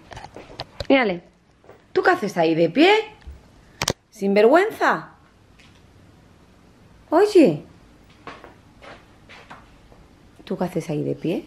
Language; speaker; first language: Spanish; native; Spanish